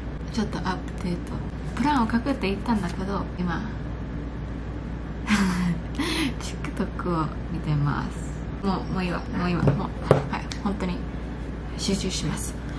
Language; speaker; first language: Japanese; early bilingual, heritage; English